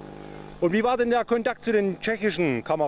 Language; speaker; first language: German; native; German